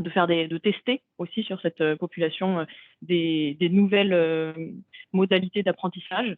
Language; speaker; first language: French; native; French